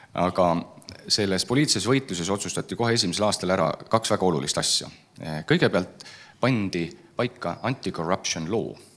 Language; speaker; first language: Estonian; native; Estonian